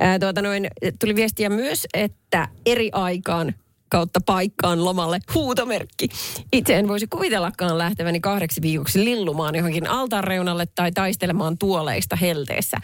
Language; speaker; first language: Finnish; native; Finnish